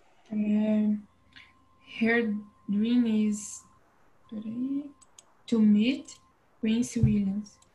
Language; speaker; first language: English; non-native, learner; Portuguese